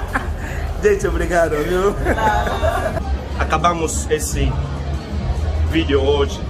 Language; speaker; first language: Portuguese; non-native, learner; Igbo